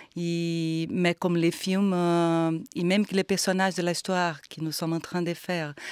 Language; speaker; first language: French; non-native, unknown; Portuguese